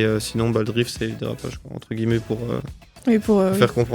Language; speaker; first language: French; native; French